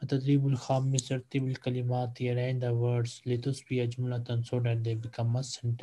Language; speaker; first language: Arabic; non-native, fluent; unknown